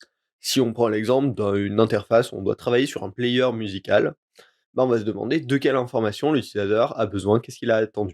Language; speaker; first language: French; native; French